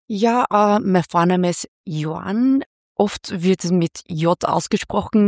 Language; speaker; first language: German; non-native, fluent; Chinese